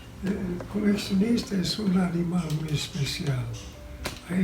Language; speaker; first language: Spanish; non-native, fluent; English